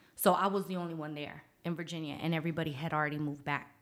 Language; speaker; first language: English; native; English